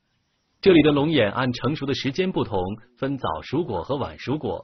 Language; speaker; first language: Chinese; native; Chinese